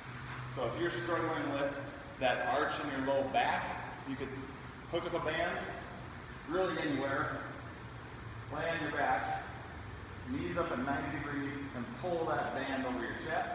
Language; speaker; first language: English; native; English